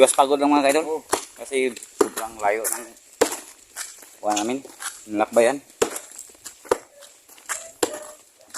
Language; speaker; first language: Filipino; non-native, local second language; Cebuano